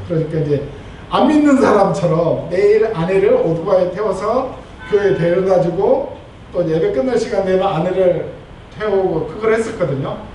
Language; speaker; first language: Korean; native; Korean